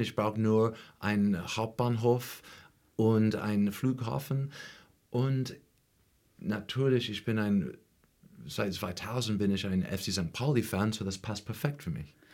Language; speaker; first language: German; non-native, learner; English